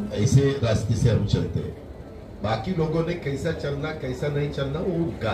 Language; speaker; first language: Hindi; non-native, local second language; Marathi